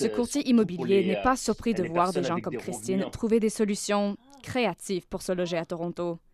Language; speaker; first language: French; native; French